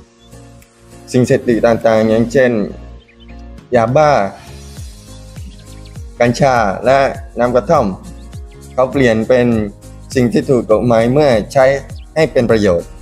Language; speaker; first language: Thai; non-native, local second language; Malay